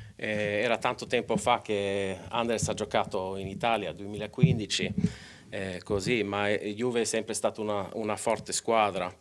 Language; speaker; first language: Italian; non-native, local second language; Swedish